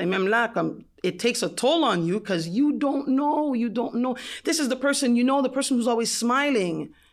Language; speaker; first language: English; non-native, fluent; French